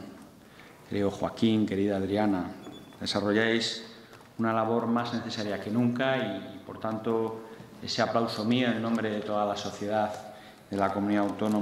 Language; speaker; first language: Spanish; native; Spanish